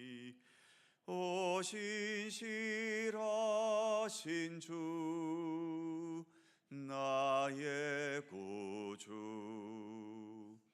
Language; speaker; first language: Korean; native; Korean